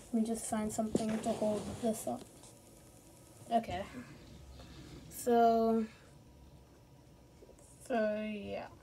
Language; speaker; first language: English; native; English